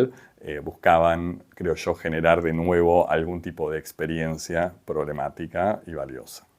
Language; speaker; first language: Spanish; native; Spanish